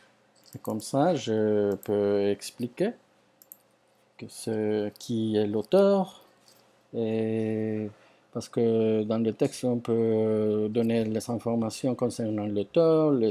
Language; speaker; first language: French; non-native, fluent; Spanish